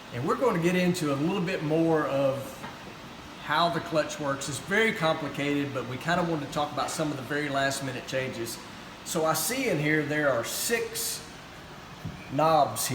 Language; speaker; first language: English; native; English